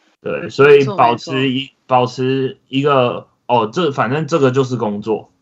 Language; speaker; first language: Chinese; native; Chinese